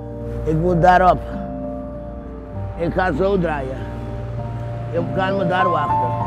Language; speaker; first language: Dutch; non-native, fluent; Papiamento